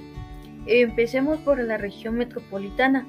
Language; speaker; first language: Spanish; native; Spanish